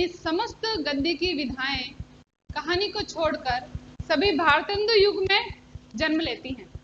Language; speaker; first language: Hindi; native; Hindi